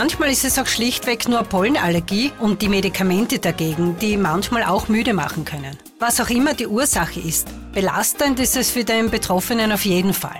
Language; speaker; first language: German; native; German